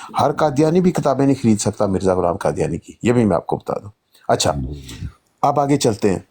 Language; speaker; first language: Urdu; non-native, local second language; Punjabi